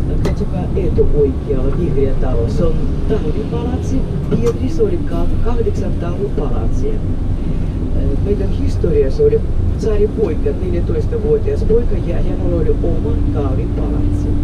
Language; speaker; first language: Finnish; non-native, fluent; Russian